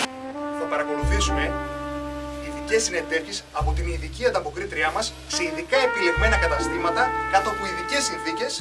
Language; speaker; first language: Greek; native; Greek